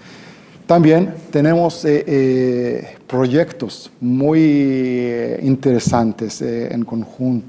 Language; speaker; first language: Spanish; non-native, fluent; Hebrew